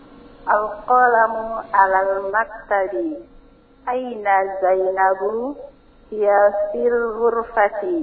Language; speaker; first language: Arabic; non-native, learner; Indonesian